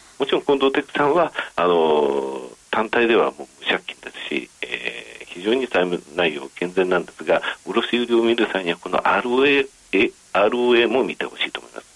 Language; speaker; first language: Japanese; native; Japanese